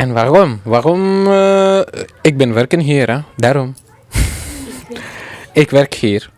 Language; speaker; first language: Dutch; non-native, learner; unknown